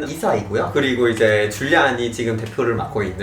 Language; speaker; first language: Korean; non-native, fluent; English